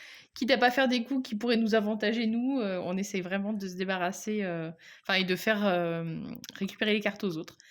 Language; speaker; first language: French; native; French